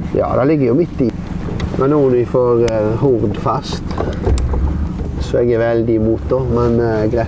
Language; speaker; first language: Norwegian; native; Norwegian